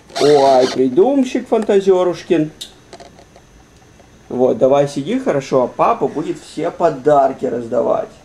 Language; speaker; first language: Russian; native; Russian